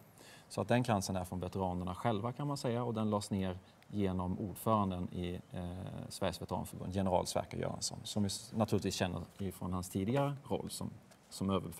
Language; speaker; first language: Swedish; native; Swedish